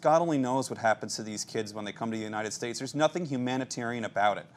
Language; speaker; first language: English; native; English